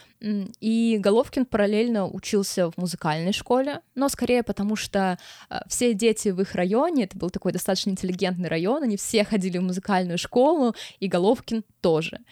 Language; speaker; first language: Russian; native; Russian